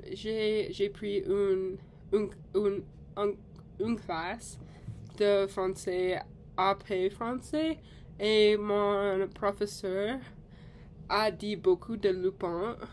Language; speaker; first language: French; non-native, learner; English